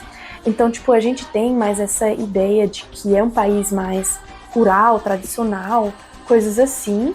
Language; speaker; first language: Portuguese; non-native, fluent; German